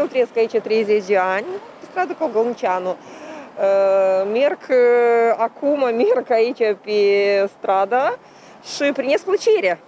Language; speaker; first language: Romanian; non-native, local second language; Russian